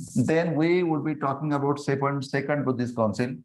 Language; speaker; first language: English; non-native, local second language; Marathi